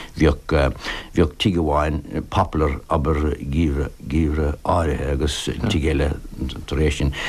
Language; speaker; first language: Irish; non-native, local second language; English